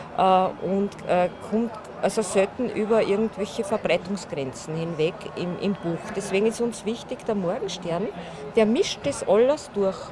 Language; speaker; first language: German; native; German